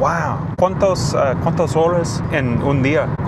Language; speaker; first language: Spanish; non-native, learner; English